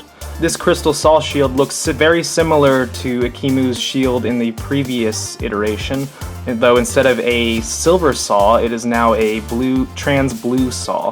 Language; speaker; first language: English; native; English